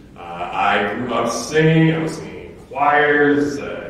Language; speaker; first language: English; native; English